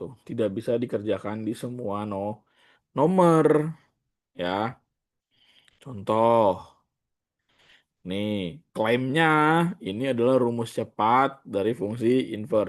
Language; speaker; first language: Indonesian; native; Indonesian